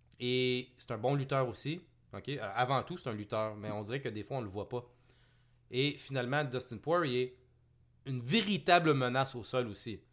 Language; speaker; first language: French; native; French